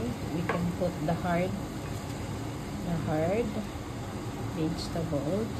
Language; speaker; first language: English; non-native, learner; Filipino